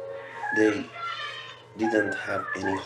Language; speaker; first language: English; non-native, learner; Persian